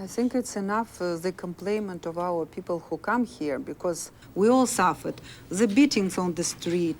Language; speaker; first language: English; non-native, learner; Russian